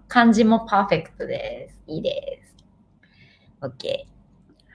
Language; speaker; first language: Japanese; non-native, fluent; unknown